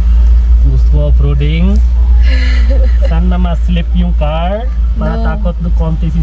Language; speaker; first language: Filipino; non-native, learner; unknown